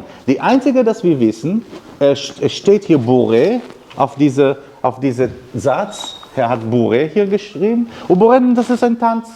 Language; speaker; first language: German; non-native, learner; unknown